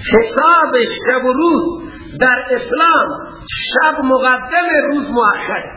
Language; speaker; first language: Persian; non-native, local second language; Baluchi